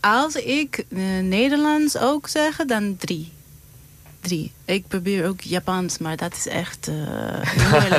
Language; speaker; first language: Dutch; non-native, fluent; Greek